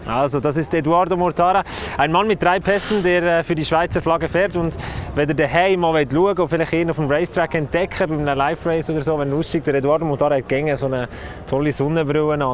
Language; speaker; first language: German; native; German